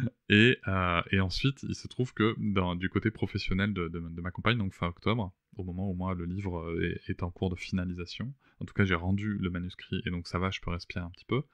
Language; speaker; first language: French; native; French